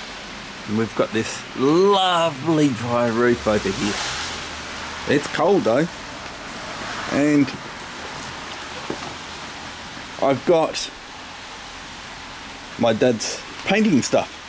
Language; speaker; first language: English; native; English